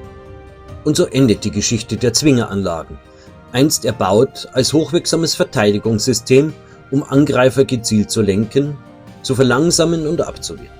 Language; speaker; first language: German; native; German